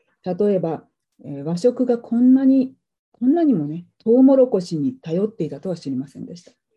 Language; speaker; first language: Japanese; native; Japanese